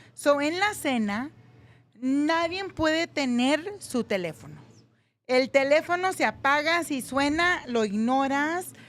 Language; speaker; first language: Spanish; early bilingual, heritage; Spanish